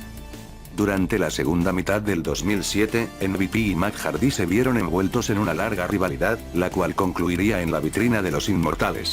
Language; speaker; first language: Spanish; native; Spanish